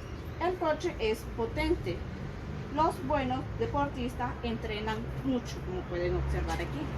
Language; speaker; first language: Spanish; native; Spanish